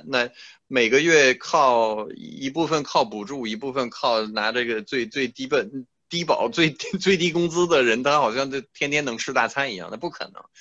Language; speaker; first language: Chinese; non-native, fluent; French